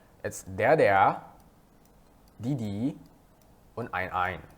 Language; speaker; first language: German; non-native, fluent; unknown